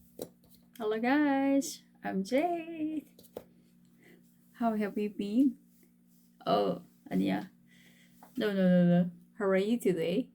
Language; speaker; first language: English; non-native, fluent; Korean